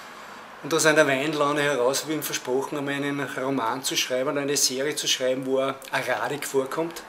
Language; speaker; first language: German; native; German